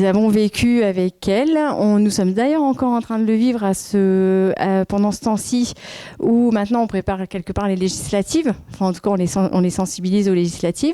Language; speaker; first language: French; native; French